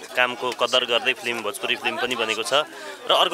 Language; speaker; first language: Nepali; native; Nepali